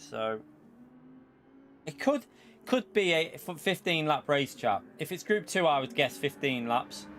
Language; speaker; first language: English; native; English